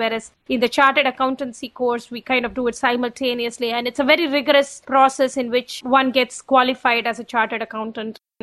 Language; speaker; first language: English; non-native, local second language; Tamil